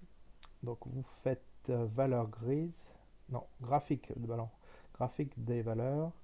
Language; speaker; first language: French; native; French